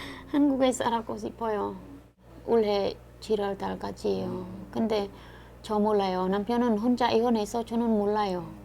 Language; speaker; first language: Korean; non-native, learner; Khmer